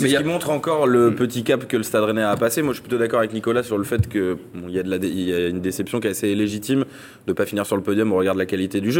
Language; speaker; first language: French; native; French